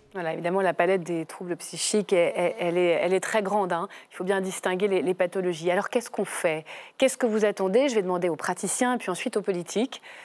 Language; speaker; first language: French; native; French